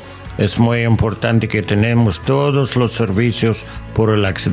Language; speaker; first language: Spanish; non-native, learner; English